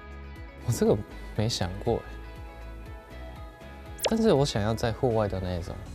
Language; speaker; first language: Chinese; non-native, fluent; Japanese